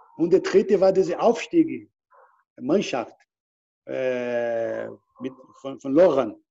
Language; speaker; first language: German; non-native, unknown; Portuguese